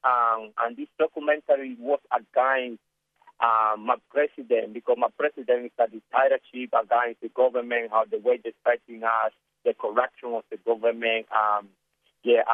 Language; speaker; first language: English; non-native, learner; Spanish